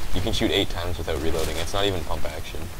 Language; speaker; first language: English; native; English